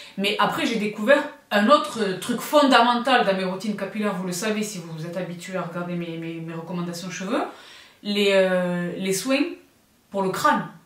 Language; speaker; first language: French; native; French